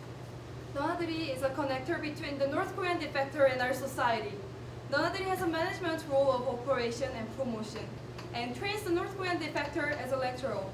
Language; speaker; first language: English; non-native, learner; Korean